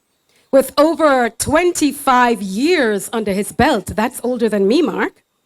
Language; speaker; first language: English; native; English